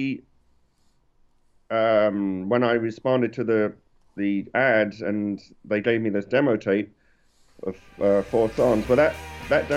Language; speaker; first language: English; native; English